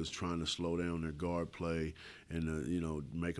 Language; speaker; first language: English; native; English